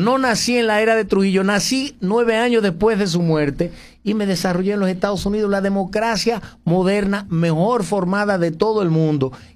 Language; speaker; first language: Spanish; early bilingual, heritage; Spanish